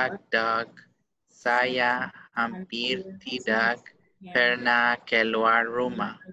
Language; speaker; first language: Indonesian; non-native, learner; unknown